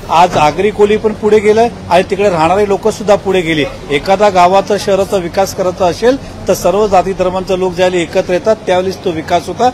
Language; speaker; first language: Marathi; non-native, local second language; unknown